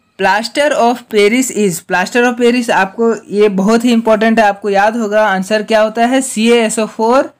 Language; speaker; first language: Hindi; native; Hindi